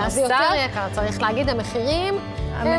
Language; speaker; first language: Hebrew; native; Hebrew